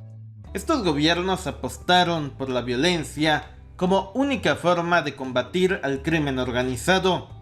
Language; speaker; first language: Spanish; native; Spanish